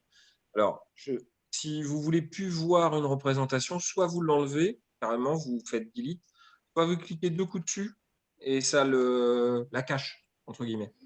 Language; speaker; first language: French; native; French